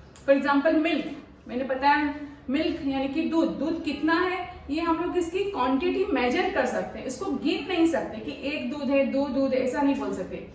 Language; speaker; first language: Hindi; non-native, local second language; Marathi